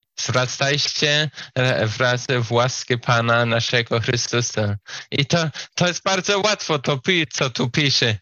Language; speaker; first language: Polish; non-native, fluent; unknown